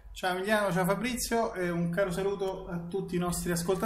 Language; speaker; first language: Italian; native; Italian